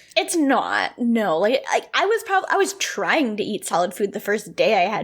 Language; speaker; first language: English; native; English